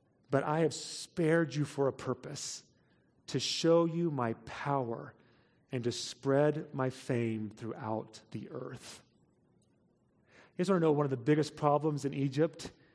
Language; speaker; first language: English; native; English